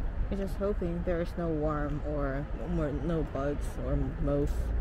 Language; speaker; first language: English; non-native, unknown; Korean